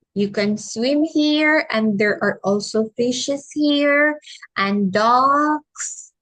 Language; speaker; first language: English; non-native, local second language; Filipino